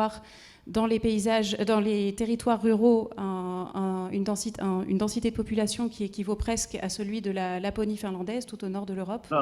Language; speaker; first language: French; native; French